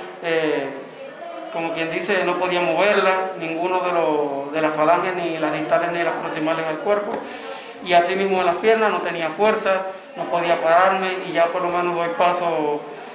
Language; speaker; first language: Spanish; native; Spanish